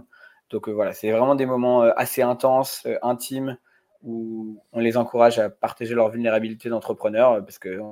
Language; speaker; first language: French; native; French